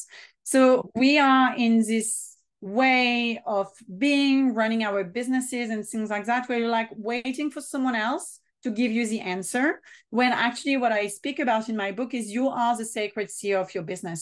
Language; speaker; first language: English; non-native, fluent; French